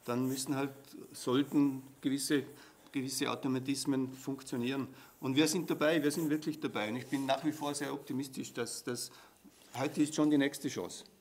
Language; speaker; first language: German; native; German